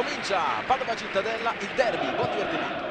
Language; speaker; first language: Italian; native; Italian